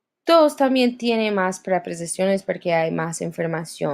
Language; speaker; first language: Spanish; non-native, learner; English